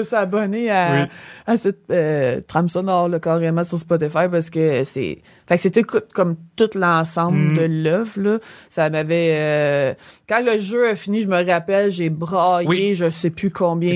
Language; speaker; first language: French; native; French